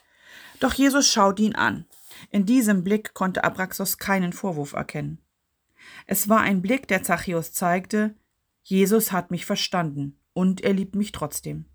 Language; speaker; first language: German; native; German